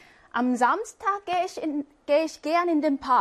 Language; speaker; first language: German; non-native, fluent; Korean